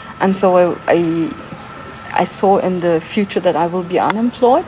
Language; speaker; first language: English; non-native, fluent; German